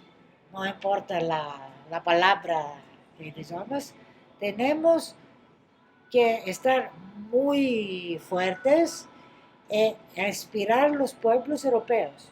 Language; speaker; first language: Spanish; non-native, fluent; Greek